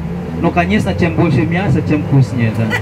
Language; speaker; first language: Russian; non-native, fluent; Indonesian